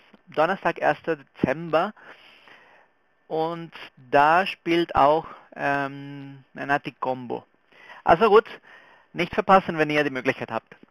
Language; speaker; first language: German; non-native, fluent; Spanish